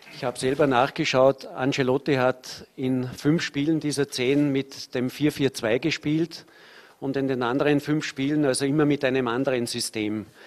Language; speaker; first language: German; non-native, learner; English